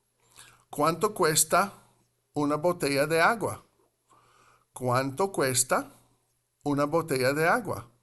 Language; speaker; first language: Spanish; non-native, fluent; English